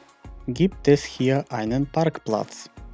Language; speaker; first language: German; non-native, fluent; Macedonian